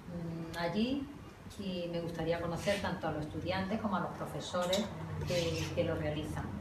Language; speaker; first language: Spanish; native; Spanish